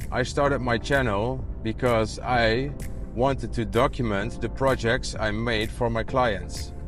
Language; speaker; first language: English; non-native, fluent; Dutch